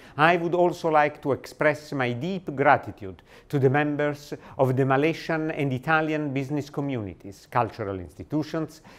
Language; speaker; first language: English; non-native, fluent; Italian